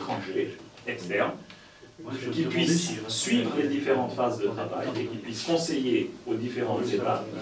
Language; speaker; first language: French; native; French